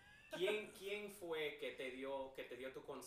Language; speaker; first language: Spanish; early bilingual, heritage; English